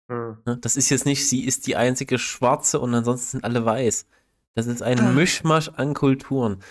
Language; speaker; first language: German; native; German